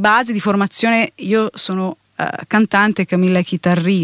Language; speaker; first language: Italian; native; Italian